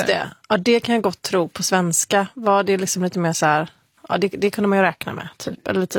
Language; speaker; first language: Swedish; native; Swedish